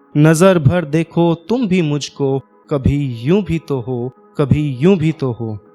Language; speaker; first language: Hindi; native; Hindi